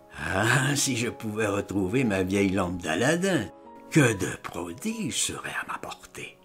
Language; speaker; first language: French; native; French